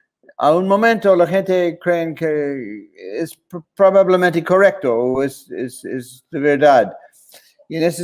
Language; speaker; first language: Spanish; non-native, fluent; English